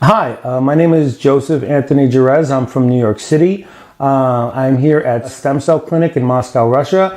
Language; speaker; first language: English; native; English